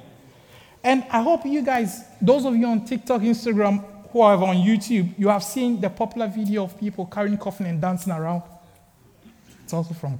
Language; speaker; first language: English; non-native, local second language; Akan